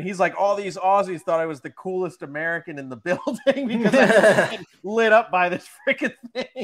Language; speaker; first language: English; native; English